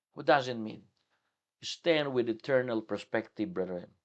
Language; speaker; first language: English; non-native, local second language; Filipino